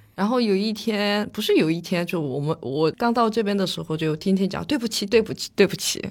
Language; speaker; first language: Chinese; non-native, fluent; Korean